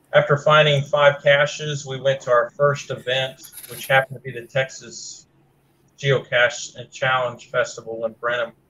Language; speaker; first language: English; native; English